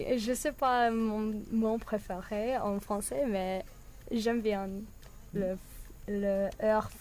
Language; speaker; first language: French; non-native, learner; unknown